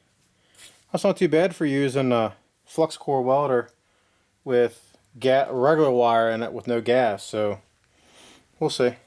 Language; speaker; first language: English; native; English